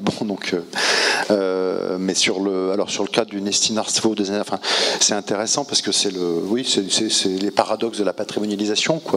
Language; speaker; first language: French; native; French